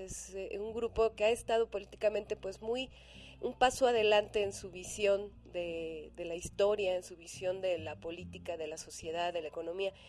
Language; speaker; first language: Spanish; native; Spanish